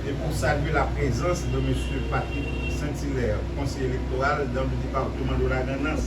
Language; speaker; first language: French; non-native, local second language; Haitian Creole